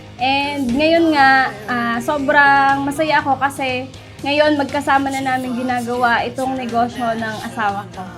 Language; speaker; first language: Filipino; native; Filipino